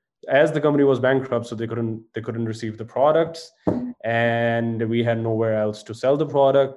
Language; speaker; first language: English; non-native, local second language; Punjabi